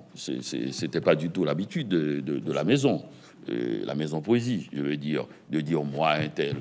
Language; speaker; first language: French; native; French